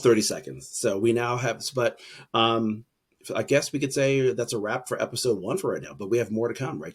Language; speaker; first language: English; native; English